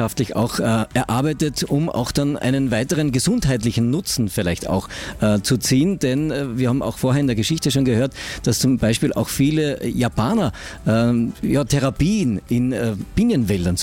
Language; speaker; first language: German; native; German